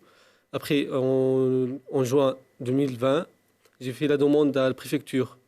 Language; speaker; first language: French; non-native, local second language; Arabic